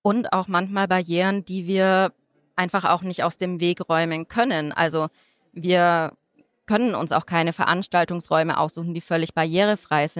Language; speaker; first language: German; native; German